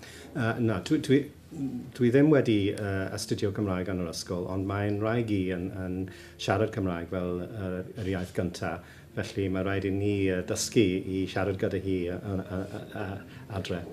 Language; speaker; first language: Welsh; non-native, local second language; English